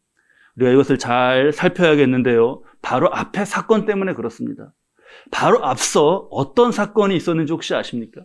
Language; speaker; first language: Korean; native; Korean